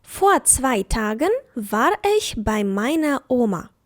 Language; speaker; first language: German; non-native, fluent; Ukrainian